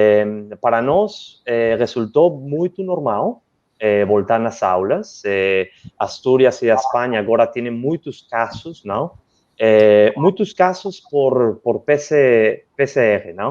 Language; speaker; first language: Portuguese; non-native, learner; Spanish